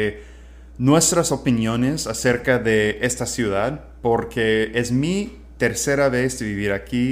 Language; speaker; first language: Spanish; non-native, fluent; English